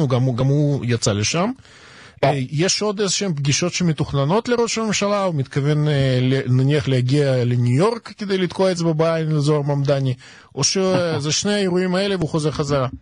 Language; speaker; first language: Hebrew; non-native, fluent; Russian